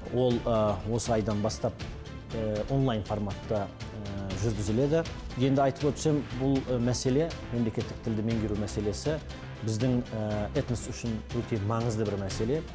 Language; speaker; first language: Kazakh; non-native, local second language; Turkish